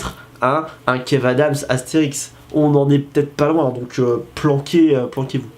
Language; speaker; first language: French; native; French